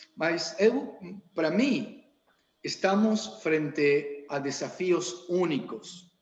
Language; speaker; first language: Portuguese; non-native, learner; Spanish